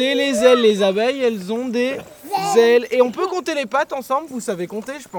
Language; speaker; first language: French; native; French